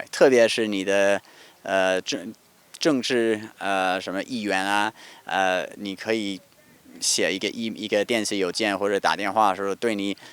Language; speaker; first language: Chinese; non-native, fluent; English